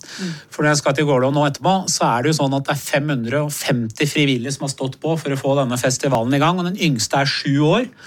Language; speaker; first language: Norwegian; early bilingual, other home language; Persian